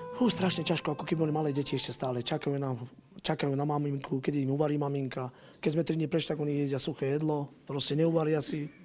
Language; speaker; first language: Slovak; non-native, local second language; Romany